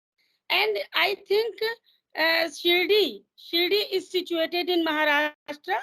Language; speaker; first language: English; non-native, fluent; Hindi